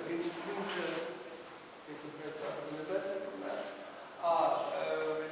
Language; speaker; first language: Ukrainian; native; Ukrainian